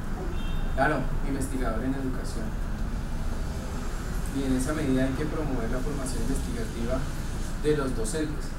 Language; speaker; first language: Spanish; native; Spanish